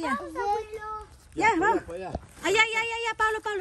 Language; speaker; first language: Spanish; non-native, learner; Filipino